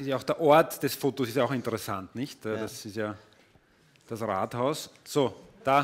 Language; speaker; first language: German; native; German